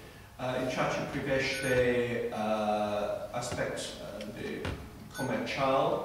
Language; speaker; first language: Romanian; non-native, fluent; English